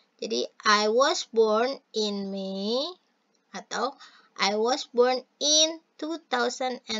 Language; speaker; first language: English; non-native, fluent; Indonesian